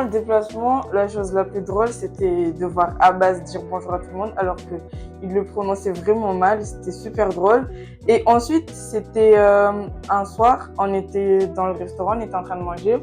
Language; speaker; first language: French; non-native, local second language; Comorian